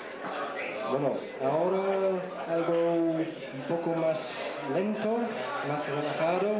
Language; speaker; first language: Spanish; non-native, learner; English